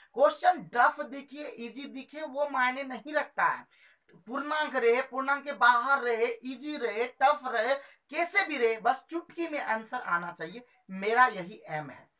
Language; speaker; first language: Hindi; native; Hindi